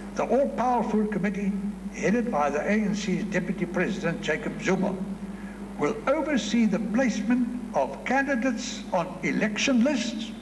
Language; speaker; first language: English; non-native, local second language; Afrikaans